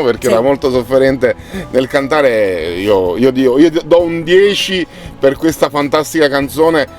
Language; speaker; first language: Italian; native; Italian